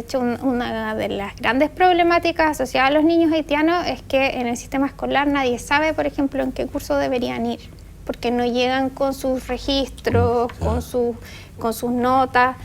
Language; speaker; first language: Spanish; native; Spanish